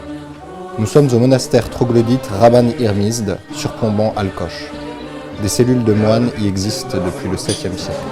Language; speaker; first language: French; native; French